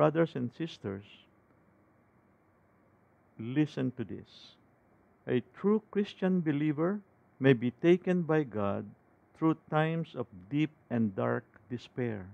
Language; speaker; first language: English; non-native, local second language; Filipino